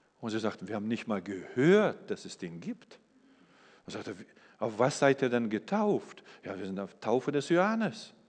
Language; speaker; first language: German; non-native, fluent; English